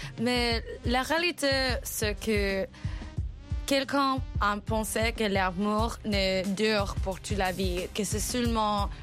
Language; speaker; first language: French; non-native, fluent; English